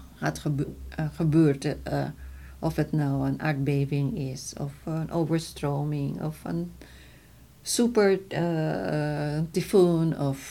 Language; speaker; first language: Dutch; non-native, fluent; Filipino